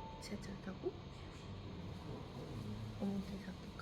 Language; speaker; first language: Korean; non-native, fluent; Japanese